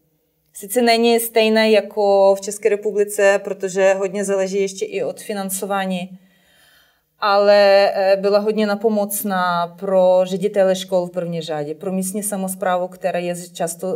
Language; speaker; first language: Czech; non-native, fluent; Ukrainian